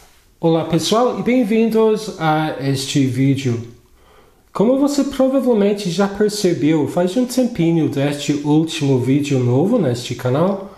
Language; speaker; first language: Portuguese; non-native, fluent; English